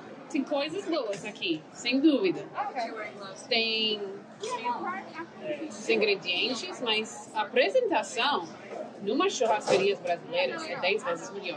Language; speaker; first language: Portuguese; non-native, fluent; English